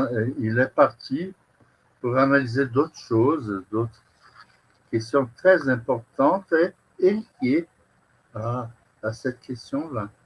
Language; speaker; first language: French; non-native, fluent; Portuguese